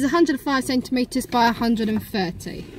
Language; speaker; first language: English; native; English